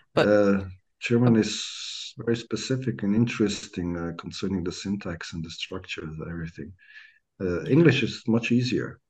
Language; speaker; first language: English; non-native, fluent; Croatian